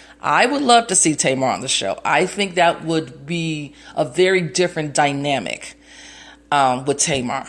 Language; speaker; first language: English; native; English